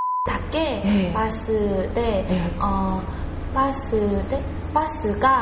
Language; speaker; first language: Japanese; non-native, learner; Korean